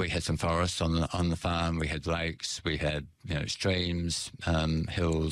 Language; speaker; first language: English; native; English